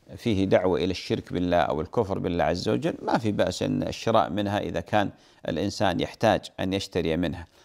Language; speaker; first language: Arabic; native; Arabic